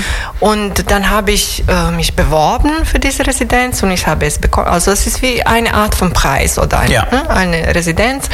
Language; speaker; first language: German; non-native, fluent; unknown